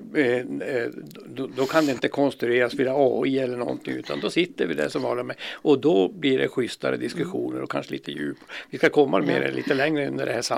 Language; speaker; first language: Swedish; native; Swedish